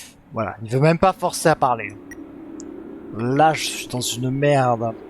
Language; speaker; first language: French; native; French